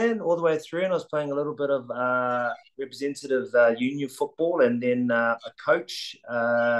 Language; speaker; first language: English; native; English